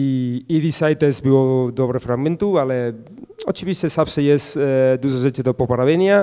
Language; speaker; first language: Polish; non-native, fluent; Spanish